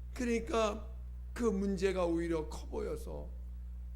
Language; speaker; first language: Korean; native; Korean